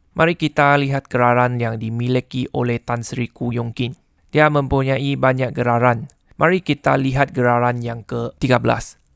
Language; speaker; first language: Malay; non-native, local second language; Chinese